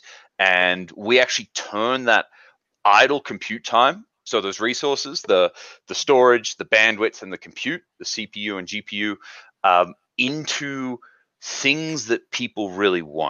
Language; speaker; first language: English; native; English